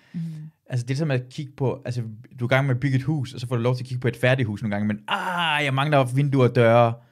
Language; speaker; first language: Danish; early bilingual, other home language; Persian